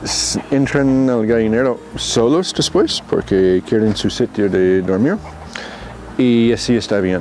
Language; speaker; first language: Spanish; non-native, fluent; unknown